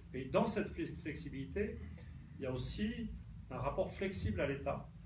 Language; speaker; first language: French; native; French